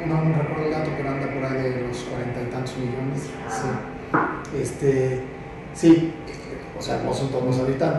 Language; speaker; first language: Spanish; native; Spanish